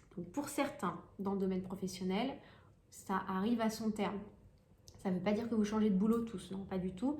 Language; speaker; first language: French; native; French